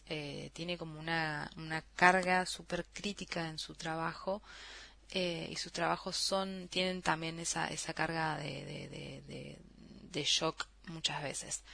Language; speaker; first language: Spanish; native; Spanish